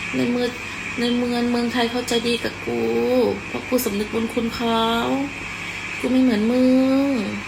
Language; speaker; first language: Thai; non-native, fluent; Khmer